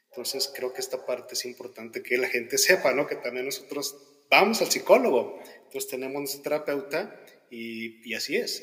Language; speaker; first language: Spanish; native; Spanish